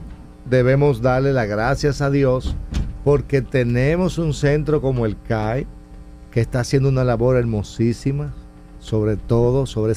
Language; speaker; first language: Spanish; native; Spanish